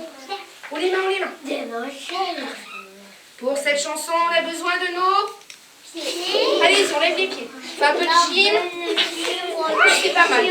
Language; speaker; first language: French; native; French